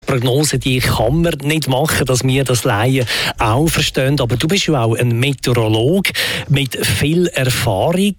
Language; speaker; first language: German; native; German